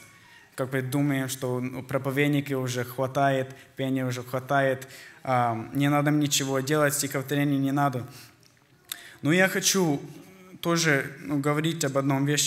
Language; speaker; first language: Russian; early bilingual, heritage; Russian